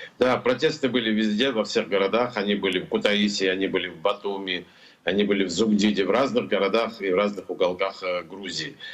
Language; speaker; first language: Russian; non-native, local second language; Georgian